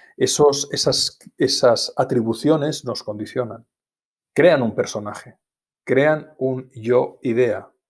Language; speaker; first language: Spanish; native; Spanish